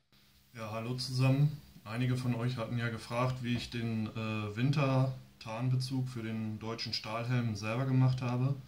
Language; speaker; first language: German; native; German